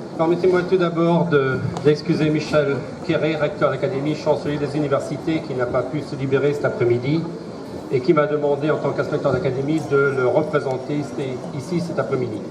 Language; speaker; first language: French; non-native, local second language; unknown